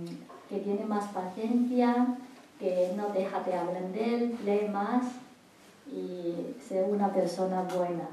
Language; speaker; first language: Spanish; non-native, learner; Chinese